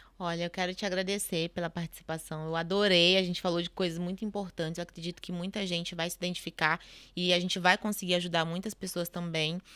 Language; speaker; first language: Portuguese; native; Portuguese